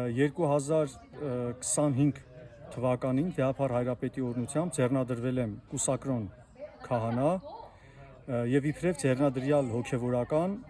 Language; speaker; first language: Armenian; native; Armenian